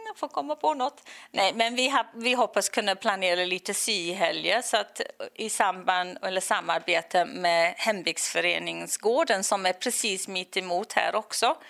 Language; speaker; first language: Swedish; non-native, fluent; English